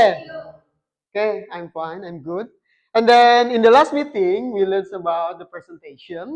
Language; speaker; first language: English; non-native, fluent; Indonesian